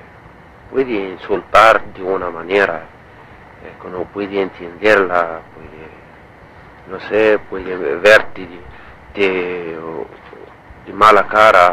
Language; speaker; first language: Spanish; non-native, learner; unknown